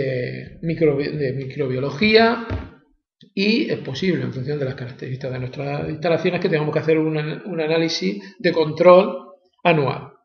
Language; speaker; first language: Spanish; native; Spanish